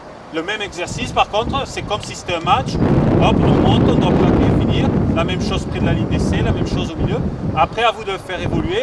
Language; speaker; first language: French; native; French